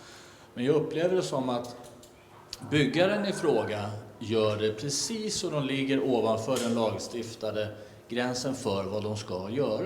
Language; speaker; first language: Swedish; native; Swedish